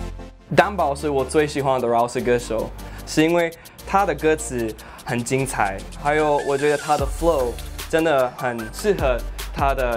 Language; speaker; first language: Chinese; non-native, fluent; English